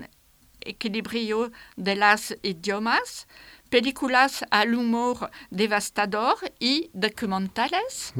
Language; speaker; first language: Spanish; non-native, fluent; French